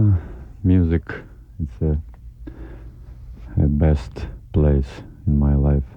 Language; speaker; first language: English; non-native, learner; Russian